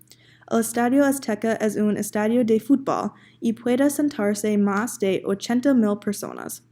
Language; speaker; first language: Spanish; non-native, learner; English